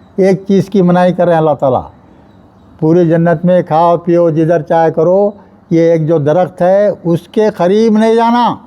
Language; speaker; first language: Urdu; native; Urdu